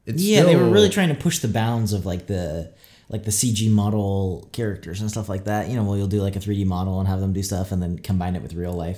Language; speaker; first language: English; native; English